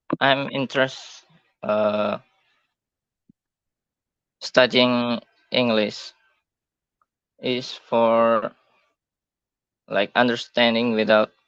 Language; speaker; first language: English; non-native, learner; Indonesian